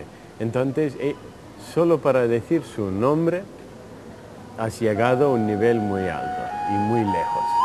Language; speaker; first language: Spanish; early bilingual, heritage; Spanish